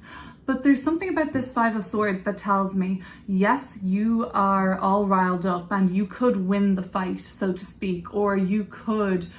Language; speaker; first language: English; native; English